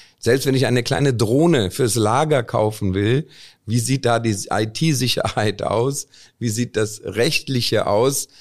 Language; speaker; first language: German; early bilingual, other home language; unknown